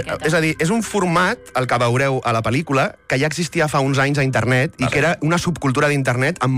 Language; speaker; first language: Catalan; native; Catalan